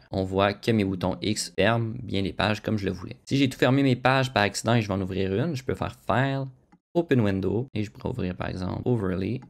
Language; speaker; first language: French; native; French